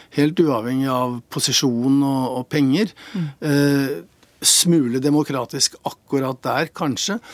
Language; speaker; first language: Norwegian; native; Norwegian